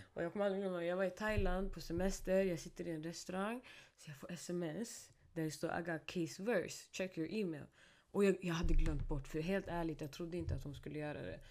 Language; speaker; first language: Swedish; early bilingual, other home language; Somali